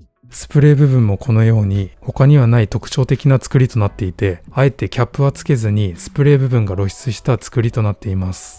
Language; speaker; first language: Japanese; native; Japanese